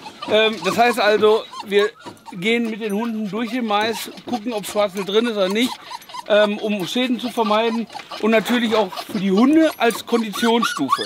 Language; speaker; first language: German; native; German